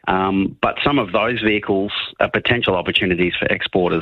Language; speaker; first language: English; native; English